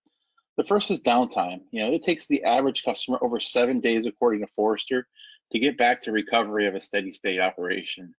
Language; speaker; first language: English; native; English